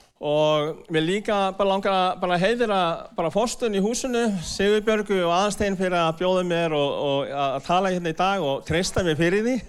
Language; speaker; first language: Icelandic; non-native, fluent; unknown